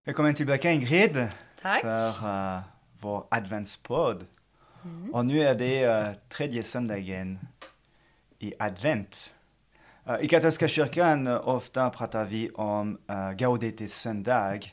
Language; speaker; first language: Swedish; non-native, fluent; French